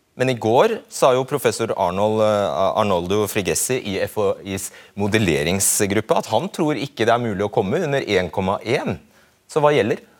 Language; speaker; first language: Norwegian; native; Norwegian